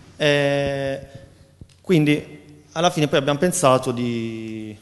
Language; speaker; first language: Italian; native; Italian